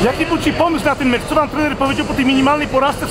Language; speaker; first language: Polish; native; Polish